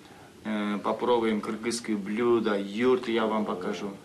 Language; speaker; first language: Russian; non-native, local second language; Kyrgyz